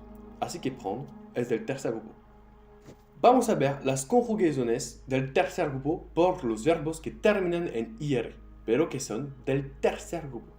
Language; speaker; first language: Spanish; non-native, fluent; French